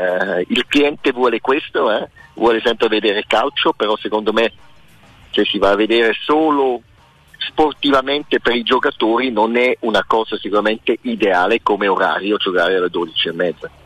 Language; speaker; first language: Italian; early bilingual, heritage; Italian